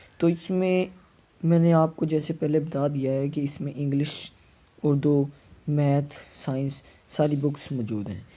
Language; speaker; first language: Urdu; native; Urdu